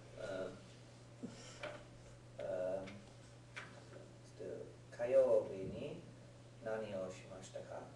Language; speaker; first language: Japanese; non-native, learner; English